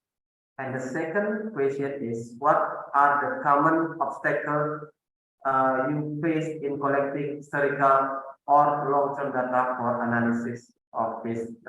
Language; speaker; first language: English; non-native, fluent; Indonesian